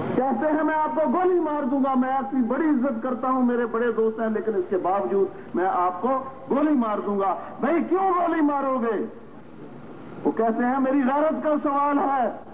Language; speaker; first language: Urdu; non-native, local second language; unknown